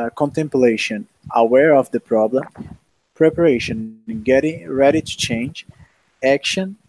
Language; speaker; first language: English; non-native, learner; Portuguese